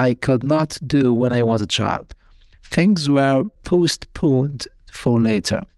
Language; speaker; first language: English; non-native, fluent; Arabic